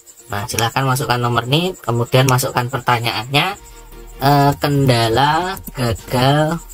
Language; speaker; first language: Indonesian; native; Indonesian